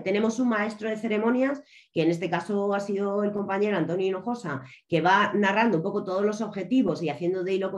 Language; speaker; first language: Spanish; native; Spanish